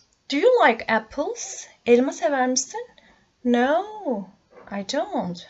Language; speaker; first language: English; non-native, fluent; Turkish